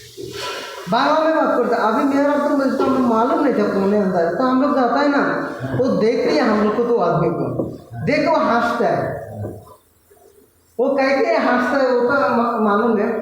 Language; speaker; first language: Hindi; non-native, learner; Bangla